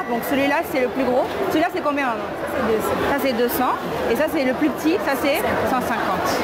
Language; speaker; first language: French; native; French